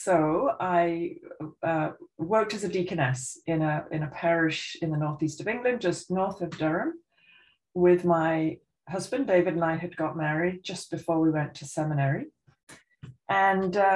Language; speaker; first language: English; native; English